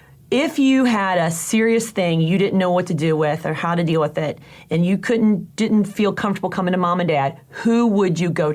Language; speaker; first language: English; native; English